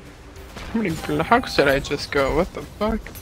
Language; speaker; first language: English; native; English